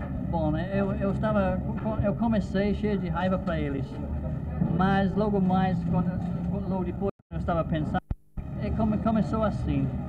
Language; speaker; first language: Portuguese; non-native, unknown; English